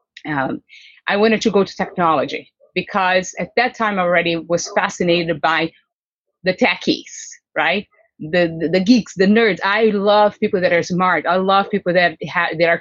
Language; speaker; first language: English; non-native, fluent; Portuguese